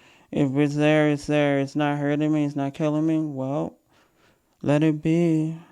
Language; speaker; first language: English; native; English